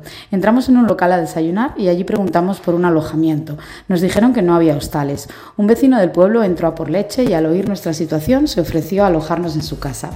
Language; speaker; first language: Spanish; native; Spanish